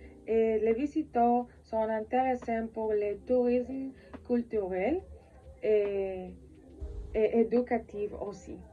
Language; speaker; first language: French; non-native, learner; Spanish